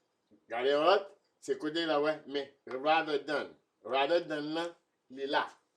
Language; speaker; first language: French; non-native, local second language; Haitian Creole